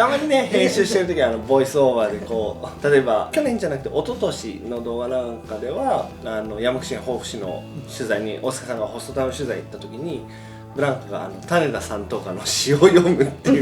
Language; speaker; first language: Japanese; native; Japanese